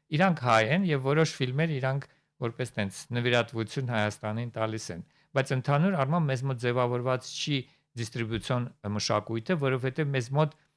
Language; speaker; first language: Armenian; native; Armenian